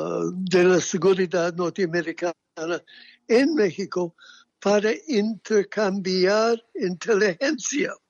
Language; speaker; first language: Spanish; non-native, fluent; English